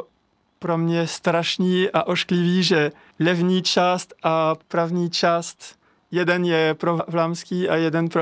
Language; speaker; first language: Czech; non-native, learner; French